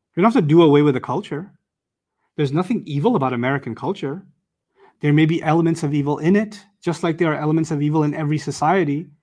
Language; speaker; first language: English; non-native, local second language; Urdu